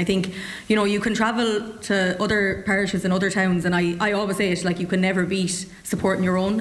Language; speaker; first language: English; native; English